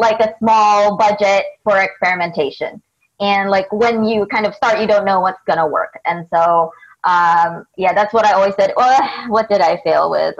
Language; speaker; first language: English; non-native, local second language; Filipino